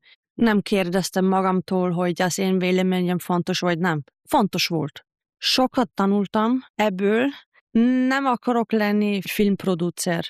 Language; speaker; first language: Hungarian; non-native, fluent; German